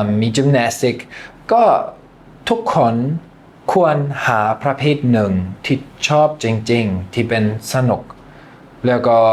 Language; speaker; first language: Thai; non-native, fluent; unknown